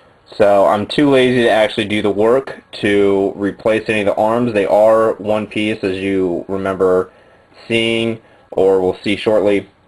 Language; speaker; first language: English; native; English